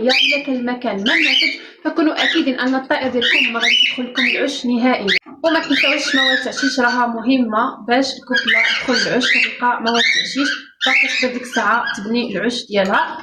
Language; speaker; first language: Arabic; native; Arabic